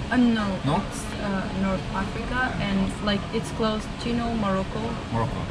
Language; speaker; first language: English; non-native, learner; Arabic